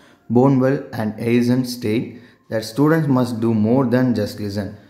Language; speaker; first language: English; non-native, local second language; Tamil